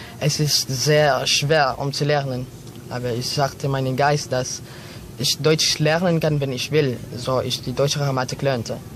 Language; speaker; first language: German; non-native, learner; Filipino